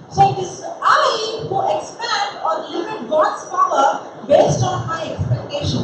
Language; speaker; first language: English; non-native, local second language; Tamil